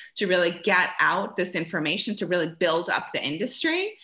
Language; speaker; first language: English; early bilingual, other home language; German